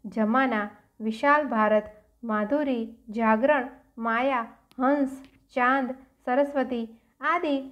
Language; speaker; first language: Hindi; non-native, local second language; Gujarati